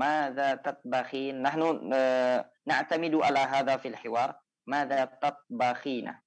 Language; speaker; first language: Arabic; non-native, fluent; Indonesian